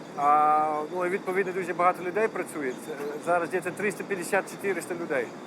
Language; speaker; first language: Ukrainian; non-native, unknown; Dutch